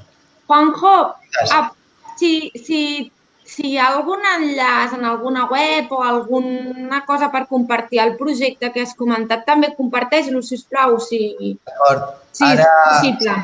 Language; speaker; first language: Catalan; native; Catalan